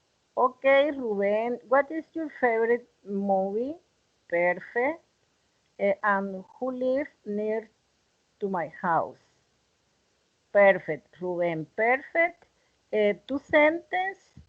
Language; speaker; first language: English; non-native, learner; Spanish